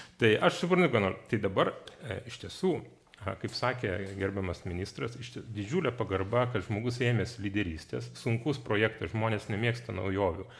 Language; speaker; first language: Lithuanian; non-native, fluent; Georgian